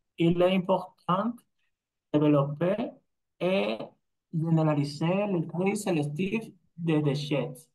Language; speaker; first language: French; non-native, learner; Spanish